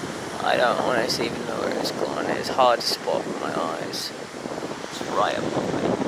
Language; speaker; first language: English; native; English